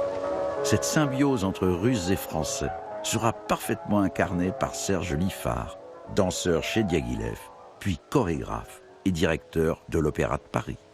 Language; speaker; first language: French; native; French